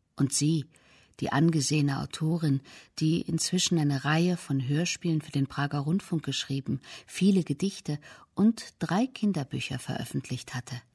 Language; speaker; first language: German; native; German